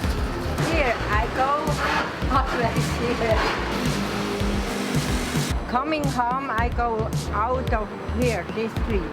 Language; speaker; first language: English; non-native, learner; German